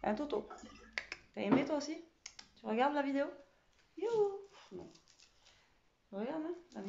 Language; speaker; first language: French; native; French